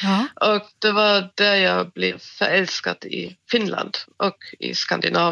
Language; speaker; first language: Swedish; non-native, fluent; German